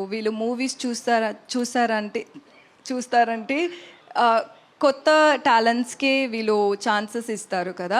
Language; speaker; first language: Telugu; non-native, learner; Tamil